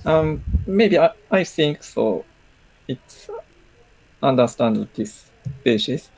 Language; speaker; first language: English; non-native, learner; Japanese